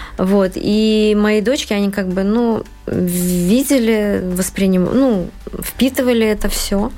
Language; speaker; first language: Russian; non-native, local second language; Uzbek